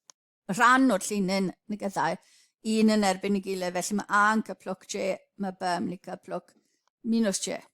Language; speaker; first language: Welsh; native; Welsh